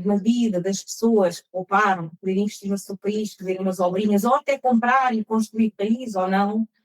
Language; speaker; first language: Portuguese; early bilingual, heritage; Portuguese